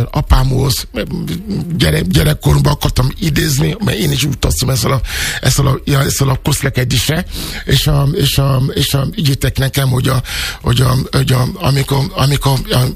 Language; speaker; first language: Hungarian; non-native, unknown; Yoruba